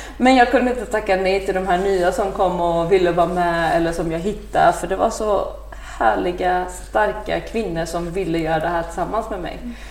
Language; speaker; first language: Swedish; early bilingual, other home language; Persian